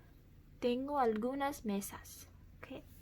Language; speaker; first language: Spanish; early bilingual, heritage; Spanish